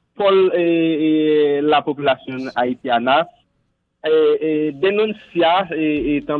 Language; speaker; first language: Spanish; non-native, learner; Haitian Creole